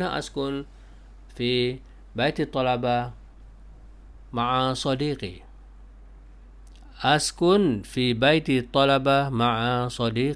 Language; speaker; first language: Arabic; non-native, fluent; Malay